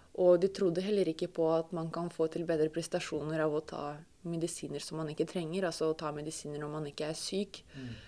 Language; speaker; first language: Norwegian; non-native, fluent; Russian